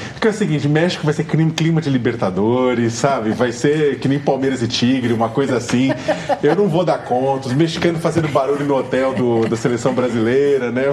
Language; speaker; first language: Portuguese; native; Portuguese